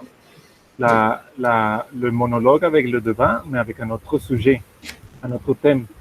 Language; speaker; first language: French; non-native, fluent; Spanish